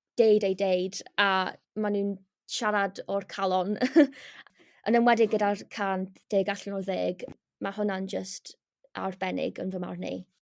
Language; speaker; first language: Welsh; non-native, local second language; English